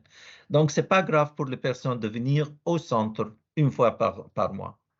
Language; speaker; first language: French; non-native, learner; Arabic